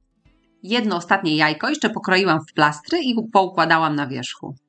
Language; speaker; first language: Polish; native; Polish